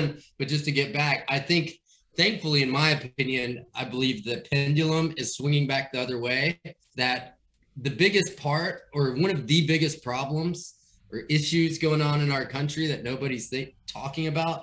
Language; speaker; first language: English; native; English